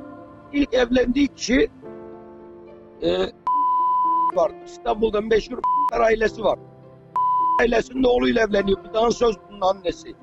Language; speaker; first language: Turkish; native; Turkish